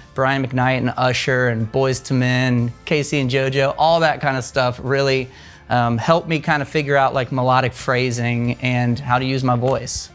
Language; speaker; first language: English; native; English